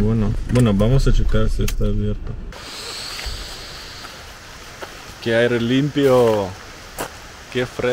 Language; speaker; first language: Spanish; non-native, fluent; Russian